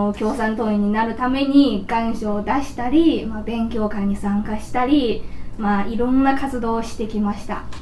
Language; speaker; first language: Japanese; non-native, fluent; Chinese